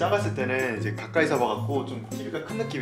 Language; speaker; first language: Korean; native; Korean